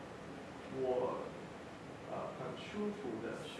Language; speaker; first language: Chinese; non-native, learner; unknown